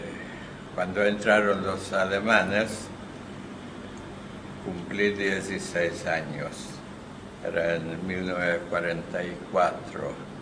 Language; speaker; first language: Spanish; non-native, fluent; Hungarian